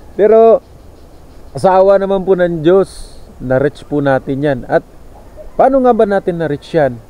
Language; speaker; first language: Filipino; native; Filipino